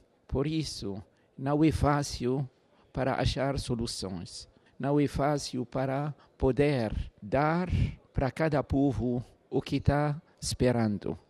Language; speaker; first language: Portuguese; non-native, fluent; Arabic